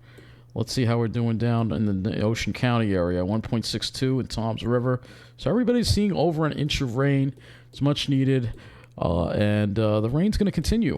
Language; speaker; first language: English; native; English